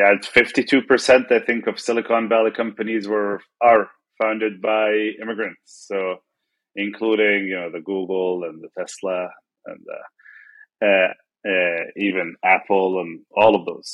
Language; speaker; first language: English; non-native, fluent; Arabic